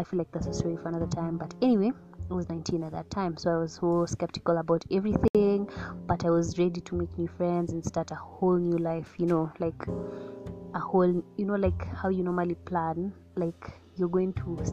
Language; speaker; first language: English; non-native, local second language; Swahili